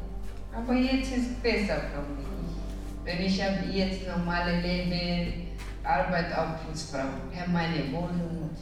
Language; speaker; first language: German; non-native, learner; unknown